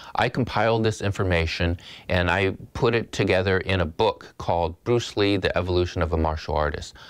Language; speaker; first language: English; native; English